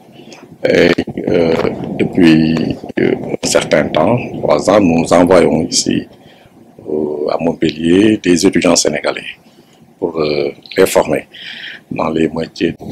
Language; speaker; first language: French; non-native, local second language; Wolof